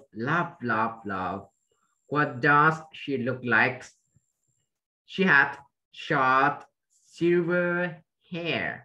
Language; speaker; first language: English; non-native, fluent; Vietnamese